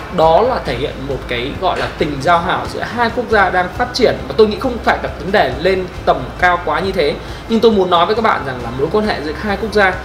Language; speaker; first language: Vietnamese; native; Vietnamese